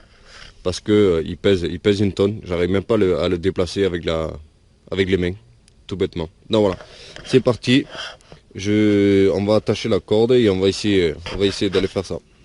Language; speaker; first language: French; native; French